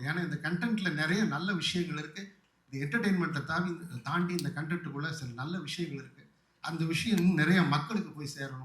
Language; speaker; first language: Tamil; native; Tamil